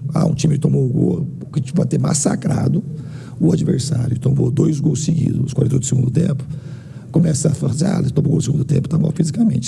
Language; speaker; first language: Portuguese; native; Portuguese